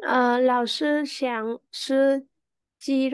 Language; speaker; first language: Chinese; non-native, learner; Burmese